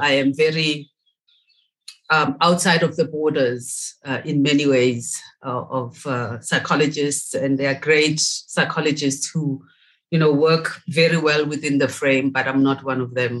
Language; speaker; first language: English; non-native, local second language; Zulu